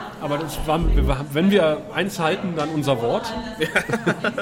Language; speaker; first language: German; native; German